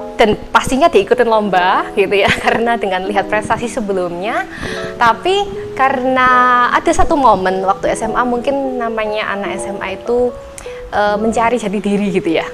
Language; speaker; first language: Indonesian; native; Indonesian